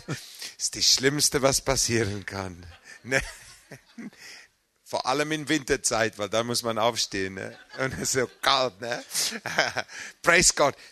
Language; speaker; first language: German; non-native, fluent; English